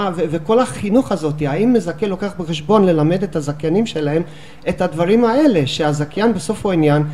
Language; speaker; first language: Hebrew; non-native, fluent; English